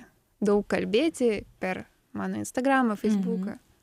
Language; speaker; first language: Lithuanian; non-native, learner; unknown